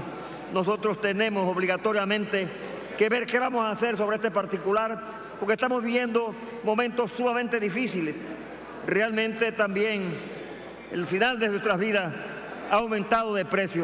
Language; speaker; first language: Spanish; native; Spanish